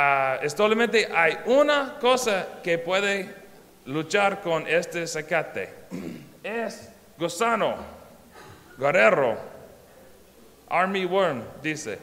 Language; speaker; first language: Spanish; non-native, learner; English